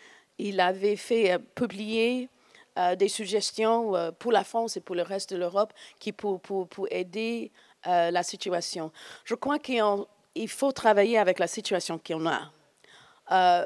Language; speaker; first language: French; non-native, fluent; English